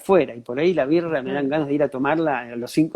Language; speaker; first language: Spanish; native; Spanish